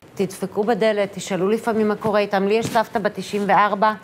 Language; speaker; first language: Hebrew; native; Hebrew